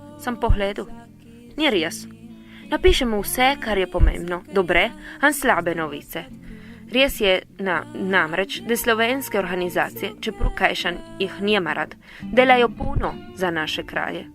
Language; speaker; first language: Slovenian; native; Slovenian